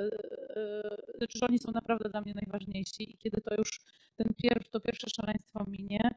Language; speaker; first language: Polish; native; Polish